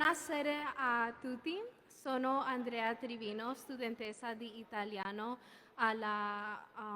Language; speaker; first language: Italian; non-native, learner; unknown